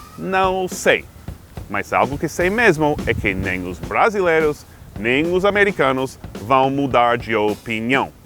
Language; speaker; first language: Portuguese; non-native, fluent; English